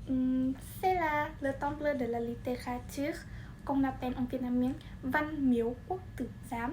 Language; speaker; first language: French; non-native, learner; Vietnamese